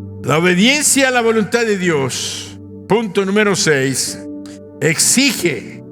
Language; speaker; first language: Spanish; native; Spanish